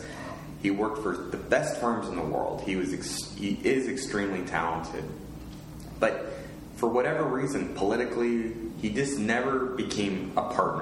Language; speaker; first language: English; native; English